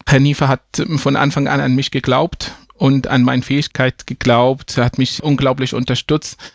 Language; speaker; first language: German; non-native, fluent; Arabic